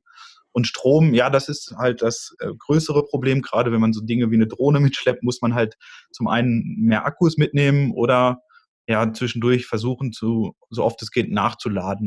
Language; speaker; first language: German; native; German